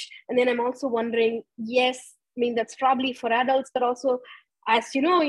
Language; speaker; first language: English; non-native, local second language; Tamil